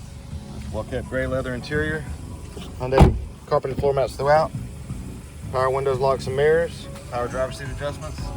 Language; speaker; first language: English; native; English